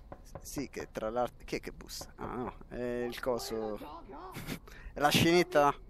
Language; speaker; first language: Italian; native; Italian